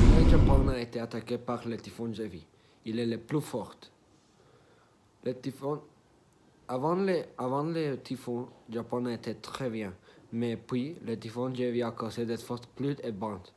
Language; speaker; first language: French; non-native, learner; Spanish